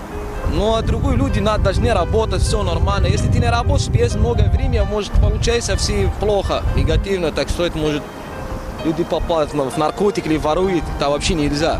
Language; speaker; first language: Russian; non-native, learner; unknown